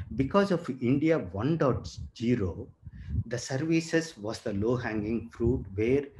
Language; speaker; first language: English; non-native, local second language; Telugu